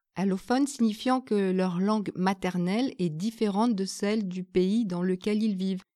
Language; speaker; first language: French; native; French